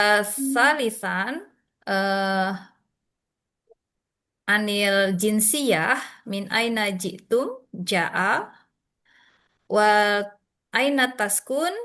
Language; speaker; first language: Arabic; non-native, learner; Indonesian